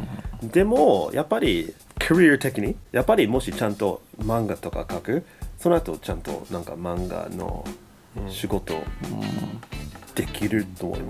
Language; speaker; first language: Japanese; non-native, fluent; English